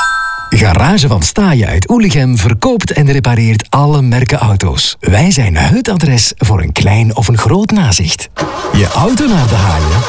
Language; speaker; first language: Dutch; native; Dutch